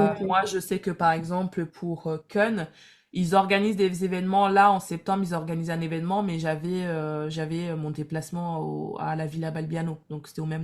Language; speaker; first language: French; native; French